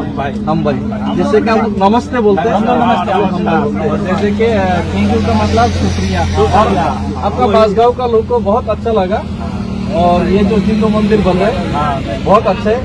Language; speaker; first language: Hindi; non-native, local second language; Kok Borok